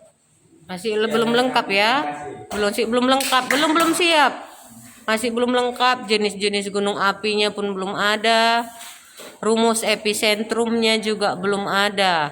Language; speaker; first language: Indonesian; native; Indonesian